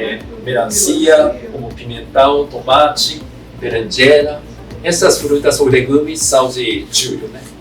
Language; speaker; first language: Portuguese; non-native, fluent; Japanese